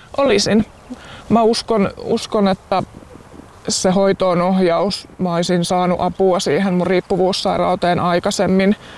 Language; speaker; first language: Finnish; native; Finnish